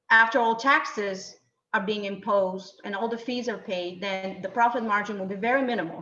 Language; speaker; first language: English; non-native, fluent; Bulgarian